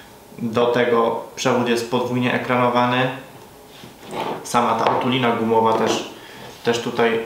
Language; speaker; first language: Polish; native; Polish